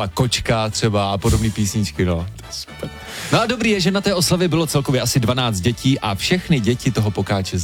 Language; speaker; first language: Czech; native; Czech